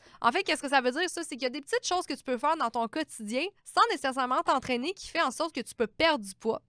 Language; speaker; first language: French; native; French